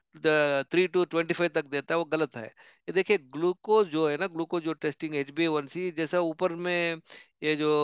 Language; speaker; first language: Hindi; non-native, local second language; Telugu